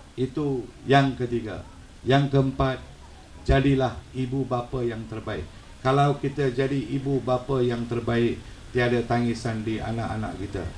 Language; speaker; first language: Malay; non-native, local second language; Tamil